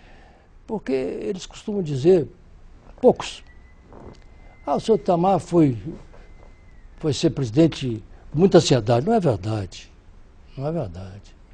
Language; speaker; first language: Portuguese; native; Portuguese